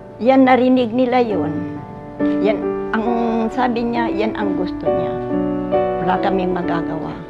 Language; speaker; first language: Filipino; non-native, local second language; Pangasinan